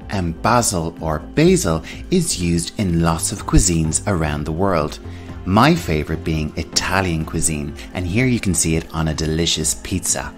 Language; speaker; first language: English; native; English